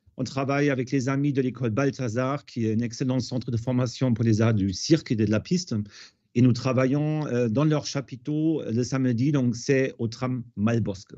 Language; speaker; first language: French; non-native, fluent; German